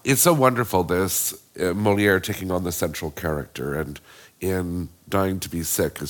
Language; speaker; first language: English; native; English